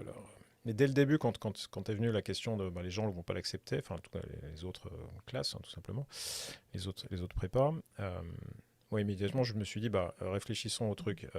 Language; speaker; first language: French; native; French